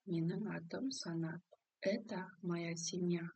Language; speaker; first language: Russian; non-native, local second language; Kazakh